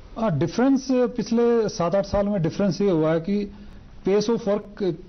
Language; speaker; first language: Hindi; non-native, local second language; Ladakhi